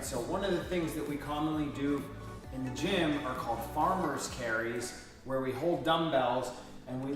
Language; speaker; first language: English; native; English